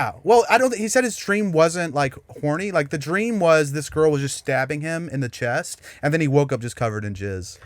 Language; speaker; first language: English; native; English